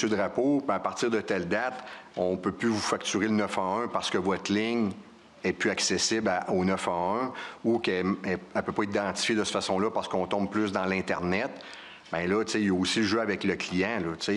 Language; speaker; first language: French; native; French